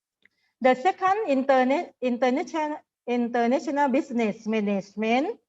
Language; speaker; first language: English; non-native, learner; Thai